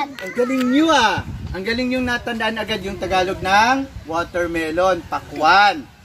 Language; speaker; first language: Filipino; non-native, local second language; Cebuano